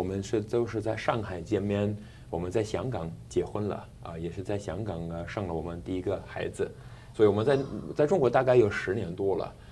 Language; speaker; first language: Chinese; non-native, fluent; English